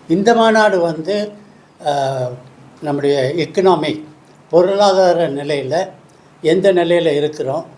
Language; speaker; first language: Tamil; native; Tamil